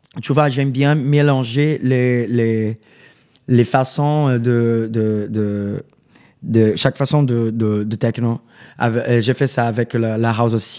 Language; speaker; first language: French; non-native, learner; Portuguese